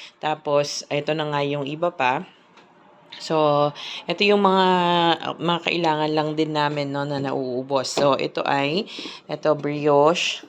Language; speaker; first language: Filipino; native; Filipino